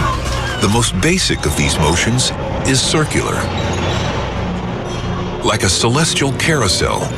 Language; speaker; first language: English; native; English